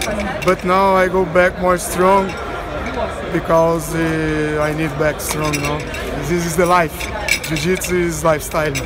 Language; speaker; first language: English; non-native, learner; Portuguese